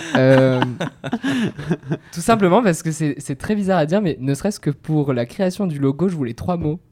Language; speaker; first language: French; native; French